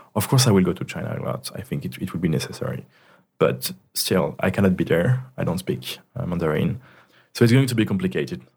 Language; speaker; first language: English; non-native, fluent; French